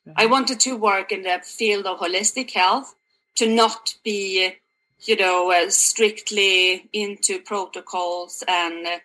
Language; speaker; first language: English; non-native, fluent; Swedish